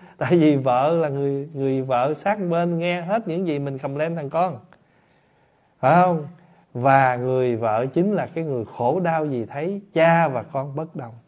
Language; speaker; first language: Vietnamese; native; Vietnamese